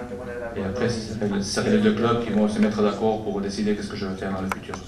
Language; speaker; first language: French; non-native, fluent; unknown